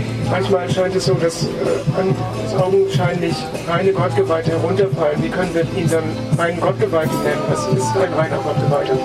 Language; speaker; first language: German; native; German